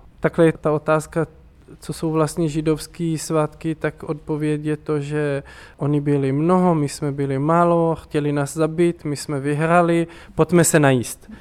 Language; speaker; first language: Czech; non-native, fluent; Hebrew